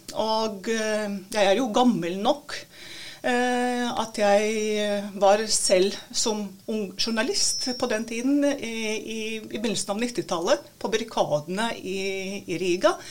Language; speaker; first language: Norwegian; non-native, fluent; Latvian